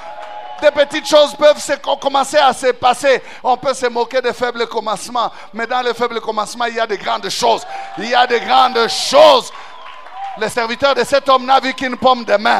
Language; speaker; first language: French; non-native, local second language; Swahili